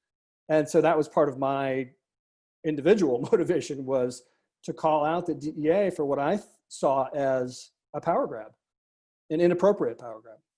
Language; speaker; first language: English; native; English